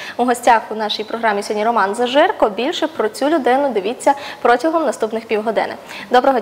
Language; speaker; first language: Ukrainian; native; Ukrainian